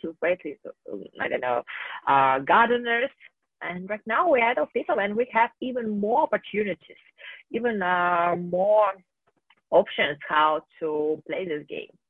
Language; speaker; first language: English; non-native, fluent; Russian